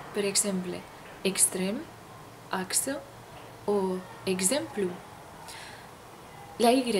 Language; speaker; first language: Catalan; non-native, fluent; Romanian